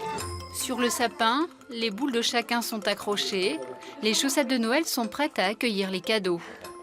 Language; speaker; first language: French; native; French